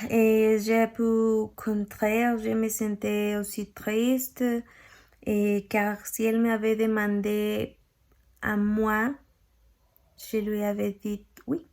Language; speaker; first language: French; non-native, learner; Spanish